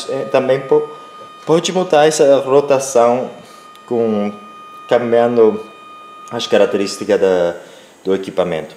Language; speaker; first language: Portuguese; non-native, learner; Spanish